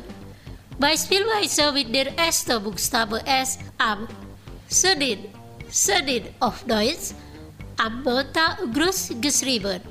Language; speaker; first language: German; non-native, fluent; Indonesian